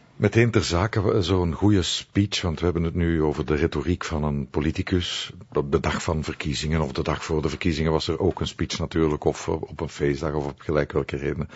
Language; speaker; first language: Dutch; native; Dutch